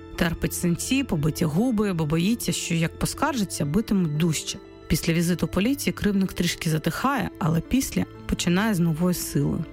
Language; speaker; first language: Ukrainian; native; Ukrainian